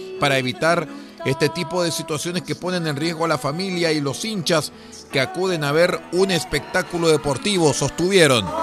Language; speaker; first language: Spanish; native; Spanish